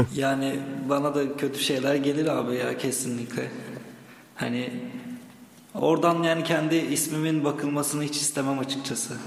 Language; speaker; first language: Turkish; native; Turkish